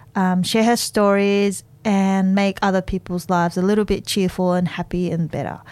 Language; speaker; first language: English; non-native, fluent; Japanese